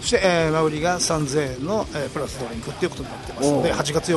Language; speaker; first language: Japanese; native; Japanese